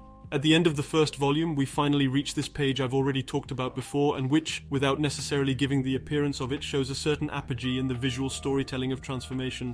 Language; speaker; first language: English; non-native, fluent; French